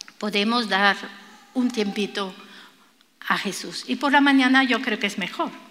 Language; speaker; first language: Spanish; non-native, fluent; French